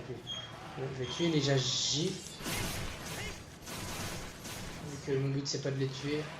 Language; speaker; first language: French; native; French